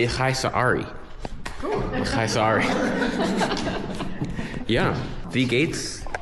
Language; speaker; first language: German; non-native, learner; English